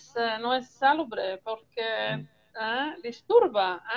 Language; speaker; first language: Spanish; non-native, learner; Italian